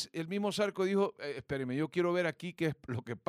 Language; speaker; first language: Spanish; native; Spanish